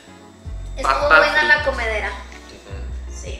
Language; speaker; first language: Spanish; native; Spanish